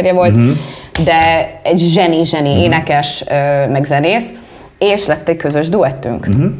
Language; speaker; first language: Hungarian; early bilingual, heritage; Hungarian